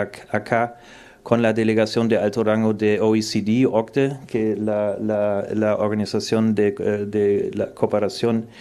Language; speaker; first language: Spanish; non-native, fluent; German